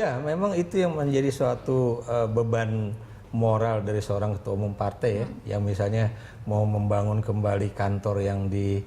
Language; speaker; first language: Indonesian; native; Indonesian